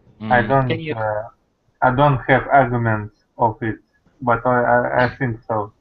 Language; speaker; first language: English; non-native, learner; Russian